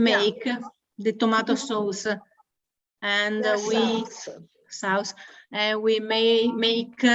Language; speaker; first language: English; non-native, learner; Italian